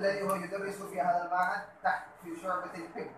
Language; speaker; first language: Arabic; non-native, learner; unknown